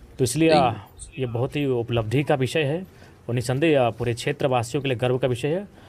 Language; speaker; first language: Hindi; non-native, local second language; Magahi